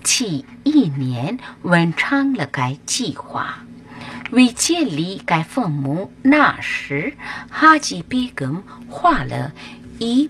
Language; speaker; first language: Chinese; non-native, fluent; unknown